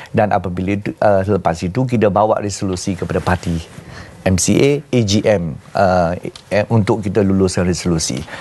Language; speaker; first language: Malay; non-native, local second language; Chinese